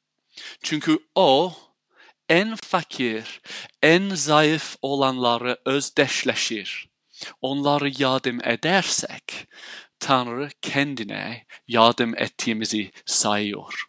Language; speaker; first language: Turkish; non-native, fluent; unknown